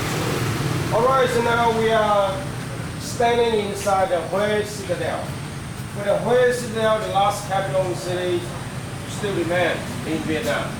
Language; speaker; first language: English; non-native, fluent; Vietnamese